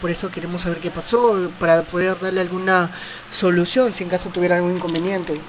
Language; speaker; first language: Spanish; native; Spanish